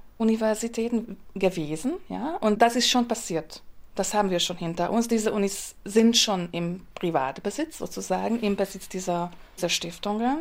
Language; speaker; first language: German; non-native, fluent; Hungarian